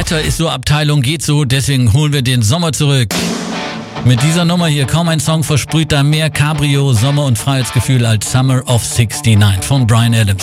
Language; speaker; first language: German; native; German